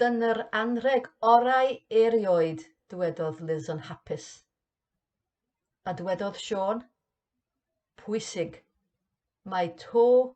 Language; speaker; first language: Welsh; non-native, learner; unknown